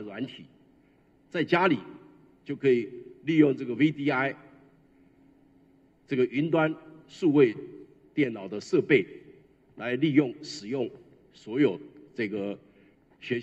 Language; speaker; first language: Chinese; native; Chinese